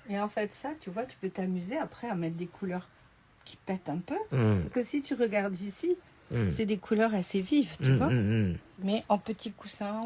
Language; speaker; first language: French; native; French